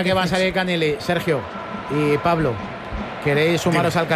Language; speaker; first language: Spanish; native; Spanish